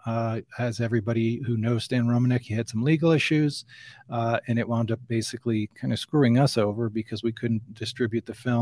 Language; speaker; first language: English; native; English